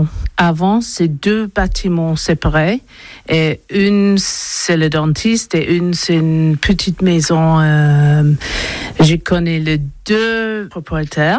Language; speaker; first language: French; non-native, learner; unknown